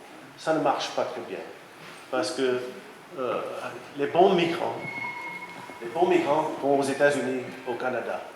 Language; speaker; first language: French; non-native, fluent; Latvian